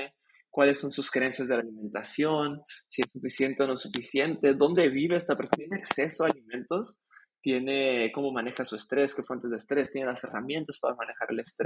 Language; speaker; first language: Spanish; native; Spanish